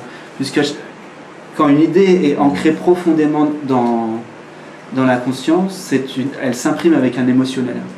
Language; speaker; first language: French; native; French